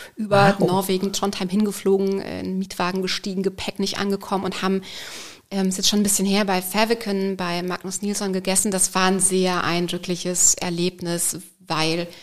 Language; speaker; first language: German; native; German